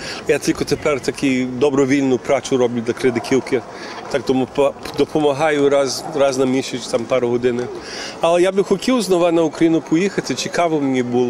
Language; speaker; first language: Ukrainian; early bilingual, heritage; Ukrainian